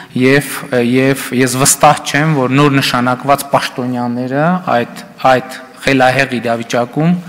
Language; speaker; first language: Armenian; native; Armenian